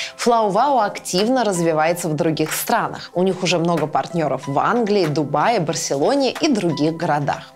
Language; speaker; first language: Russian; native; Russian